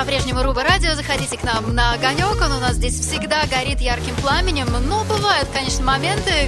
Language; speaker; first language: Russian; native; Russian